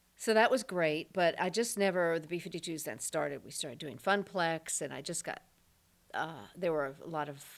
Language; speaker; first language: English; native; English